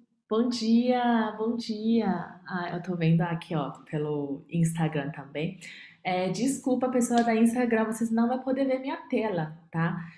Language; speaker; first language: Portuguese; non-native, fluent; Chinese